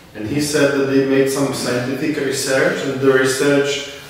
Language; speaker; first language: English; non-native, fluent; Czech